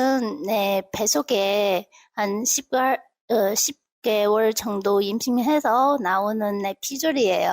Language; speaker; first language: Korean; non-native, local second language; Chinese